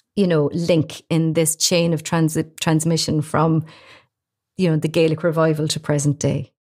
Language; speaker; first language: English; native; English